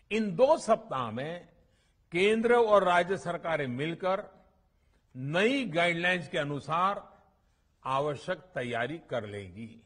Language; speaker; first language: Hindi; non-native, local second language; Gujarati